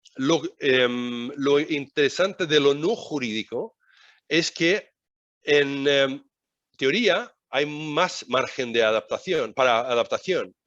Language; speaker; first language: Spanish; non-native, fluent; Swedish